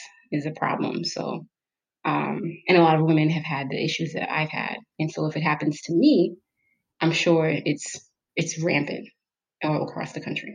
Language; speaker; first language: English; native; English